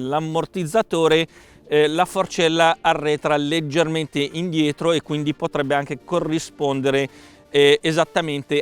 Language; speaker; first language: Italian; native; Italian